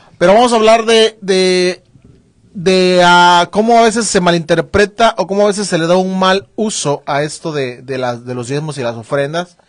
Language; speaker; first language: Spanish; native; Spanish